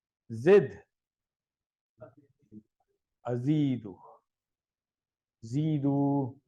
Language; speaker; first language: Arabic; non-native, fluent; Urdu